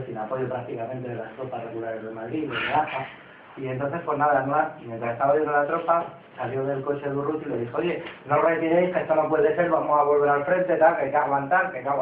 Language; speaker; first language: Spanish; native; Spanish